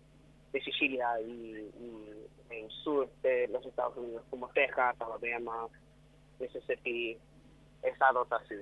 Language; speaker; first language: Spanish; non-native, learner; English